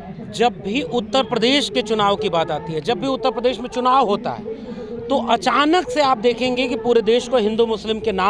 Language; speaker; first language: Hindi; native; Hindi